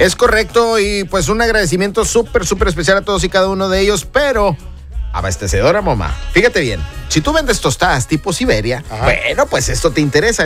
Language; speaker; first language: Spanish; native; Spanish